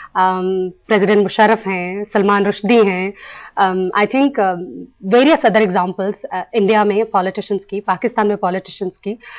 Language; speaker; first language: Urdu; native; Urdu